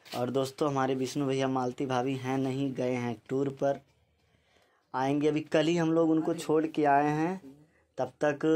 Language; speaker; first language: Hindi; native; Hindi